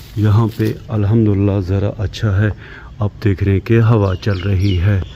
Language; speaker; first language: Urdu; non-native, local second language; Punjabi